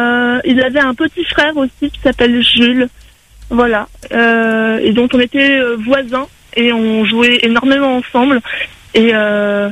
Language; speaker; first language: French; native; French